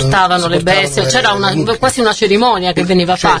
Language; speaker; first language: Italian; native; Italian